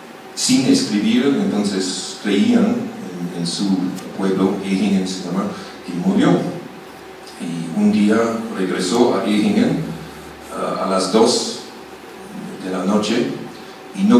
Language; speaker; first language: Spanish; non-native, fluent; German